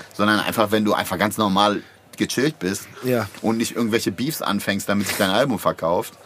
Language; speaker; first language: German; native; German